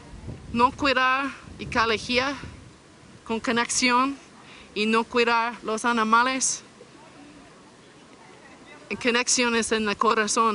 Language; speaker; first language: Spanish; non-native, learner; English